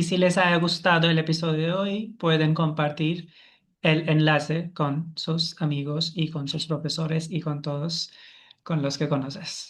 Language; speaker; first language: Spanish; non-native, fluent; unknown